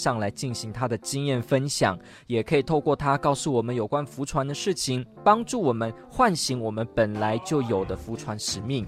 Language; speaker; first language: Chinese; native; Chinese